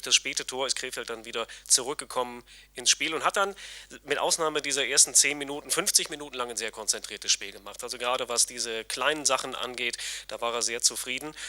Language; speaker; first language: German; native; German